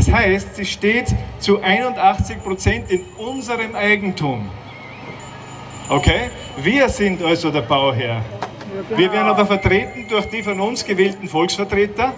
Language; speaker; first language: German; native; German